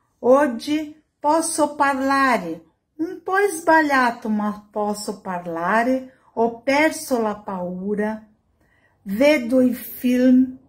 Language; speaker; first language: Italian; non-native, learner; Portuguese